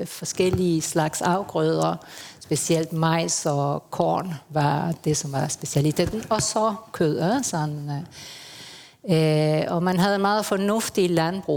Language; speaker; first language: Danish; early bilingual, heritage; Spanish